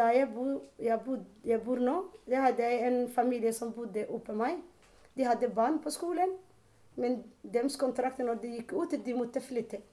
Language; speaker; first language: Norwegian; non-native, learner; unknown